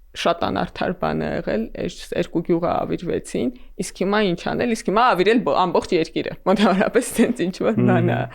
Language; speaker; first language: Armenian; native; Armenian